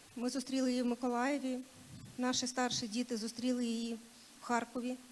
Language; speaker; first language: Ukrainian; non-native, local second language; Russian